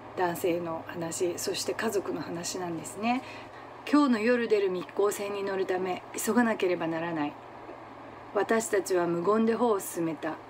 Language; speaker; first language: Japanese; native; Japanese